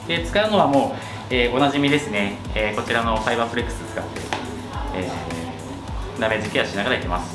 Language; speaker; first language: Japanese; native; Japanese